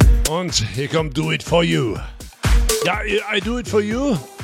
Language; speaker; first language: English; non-native, learner; German